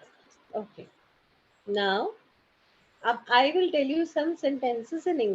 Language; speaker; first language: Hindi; native; Hindi